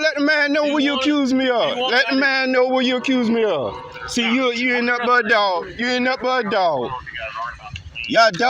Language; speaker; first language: English; native; English